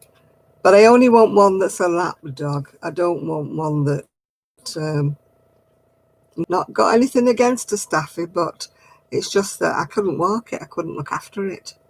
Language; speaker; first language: English; native; English